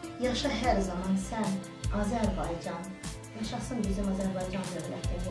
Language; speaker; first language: Azerbaijani; non-native, local second language; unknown